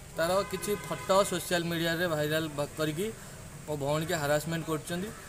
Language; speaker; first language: Odia; native; Odia